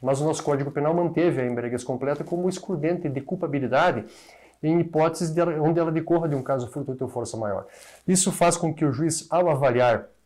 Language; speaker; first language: Portuguese; native; Portuguese